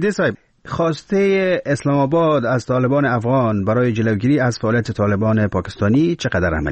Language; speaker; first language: Persian; native; Persian